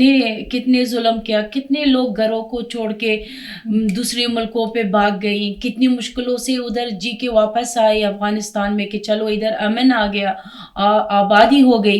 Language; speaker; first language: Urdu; non-native, fluent; Persian